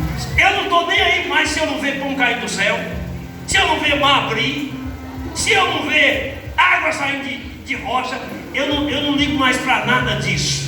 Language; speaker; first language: Portuguese; native; Portuguese